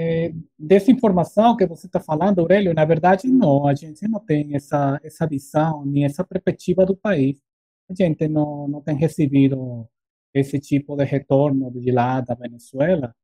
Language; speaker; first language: Portuguese; non-native, fluent; Spanish